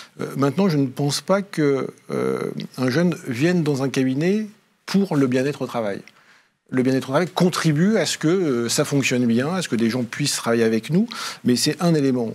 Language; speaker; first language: French; native; French